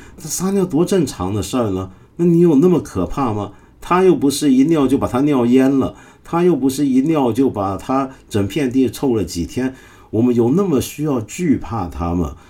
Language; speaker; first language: Chinese; non-native, local second language; Cantonese